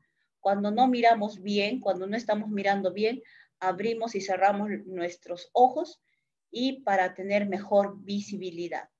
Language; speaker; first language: Spanish; native; Spanish